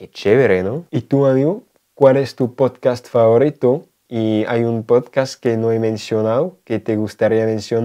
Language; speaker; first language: Spanish; non-native, fluent; French